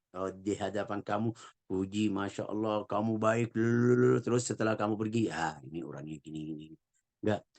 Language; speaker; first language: Indonesian; non-native, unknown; Arabic